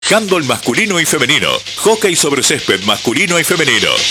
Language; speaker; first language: Spanish; native; Spanish